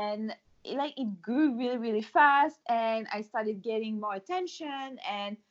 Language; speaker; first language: English; non-native, fluent; French